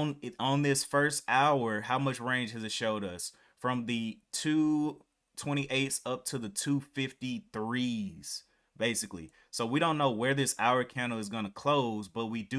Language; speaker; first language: English; native; English